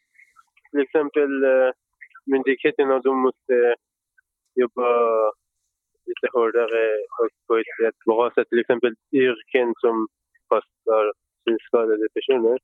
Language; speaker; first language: Swedish; non-native, fluent; Persian